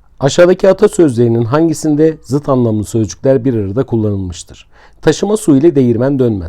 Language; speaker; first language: Turkish; native; Turkish